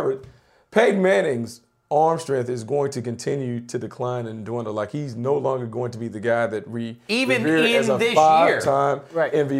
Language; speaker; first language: English; native; English